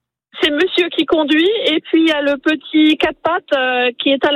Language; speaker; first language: French; native; French